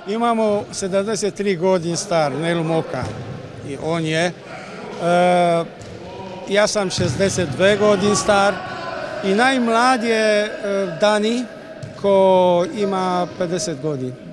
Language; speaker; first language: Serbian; non-native, learner; Romanian